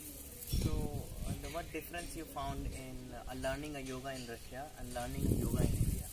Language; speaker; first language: English; non-native, local second language; Hindi